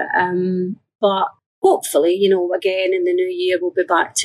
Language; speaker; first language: English; native; English